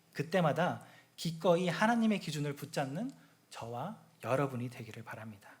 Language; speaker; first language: Korean; native; Korean